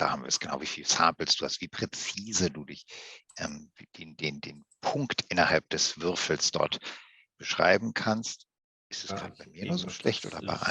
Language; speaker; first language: German; native; German